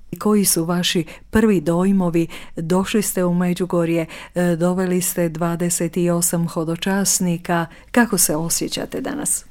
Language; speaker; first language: Croatian; native; Croatian